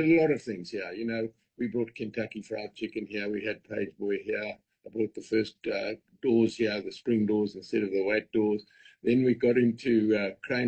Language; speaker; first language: English; native; English